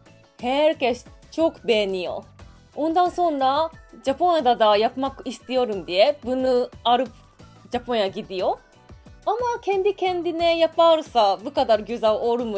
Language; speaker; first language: Turkish; non-native, learner; Japanese